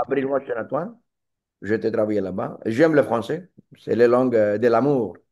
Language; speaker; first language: French; non-native, learner; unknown